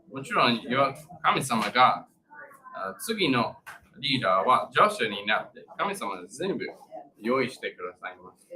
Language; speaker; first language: Japanese; non-native, learner; English